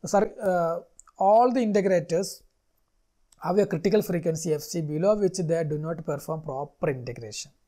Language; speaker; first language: English; non-native, local second language; Malayalam